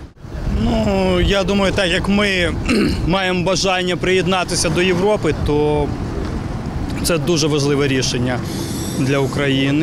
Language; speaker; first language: Ukrainian; non-native, local second language; Russian